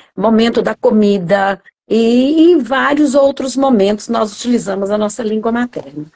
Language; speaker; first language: Portuguese; native; Portuguese